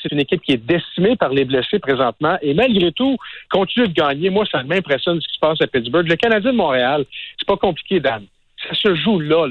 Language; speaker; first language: French; native; French